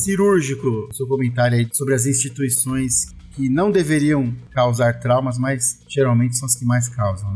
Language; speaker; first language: Portuguese; native; Portuguese